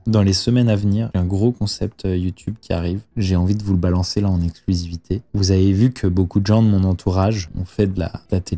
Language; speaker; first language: French; native; French